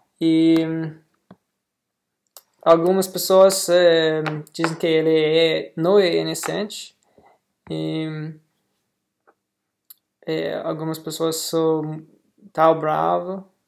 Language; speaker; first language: Portuguese; non-native, learner; English